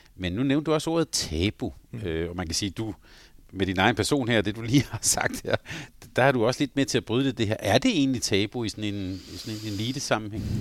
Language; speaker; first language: Danish; native; Danish